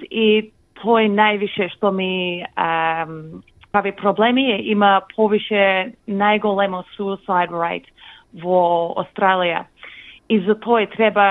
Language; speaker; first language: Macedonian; early bilingual, heritage; English